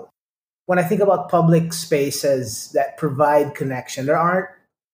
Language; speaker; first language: English; non-native, local second language; Filipino